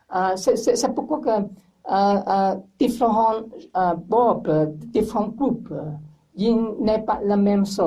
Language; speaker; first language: French; non-native, learner; English